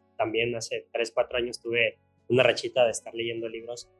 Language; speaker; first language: Spanish; native; Spanish